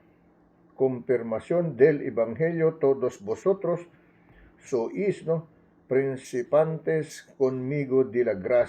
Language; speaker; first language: Spanish; non-native, learner; Filipino